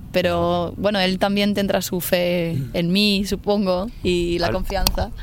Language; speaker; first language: Spanish; non-native, fluent; English